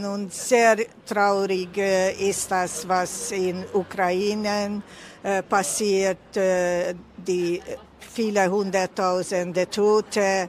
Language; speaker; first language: German; non-native, fluent; Hungarian